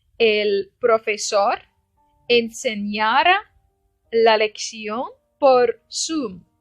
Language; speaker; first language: Spanish; non-native, fluent; Turkish